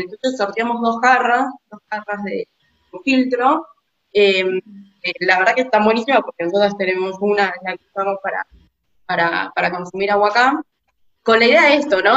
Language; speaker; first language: Spanish; native; Spanish